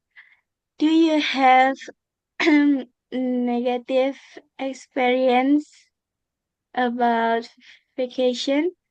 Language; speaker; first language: English; non-native, learner; Indonesian